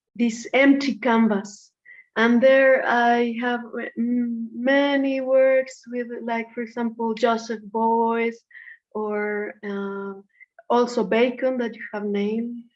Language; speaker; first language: English; non-native, fluent; Spanish